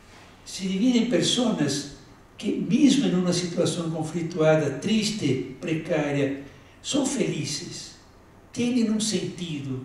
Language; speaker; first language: Spanish; non-native, fluent; Portuguese